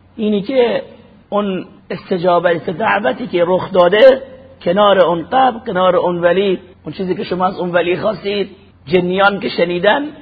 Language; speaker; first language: Persian; native; Persian